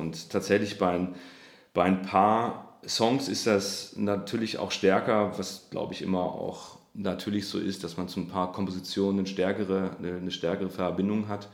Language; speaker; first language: German; native; German